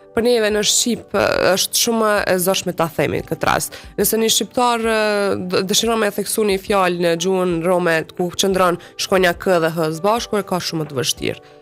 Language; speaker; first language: Albanian; non-native, local second language; Romany